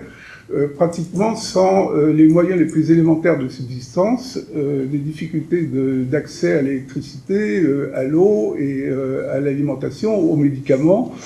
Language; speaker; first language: French; native; French